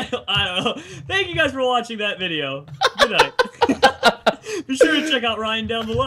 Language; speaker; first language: English; native; English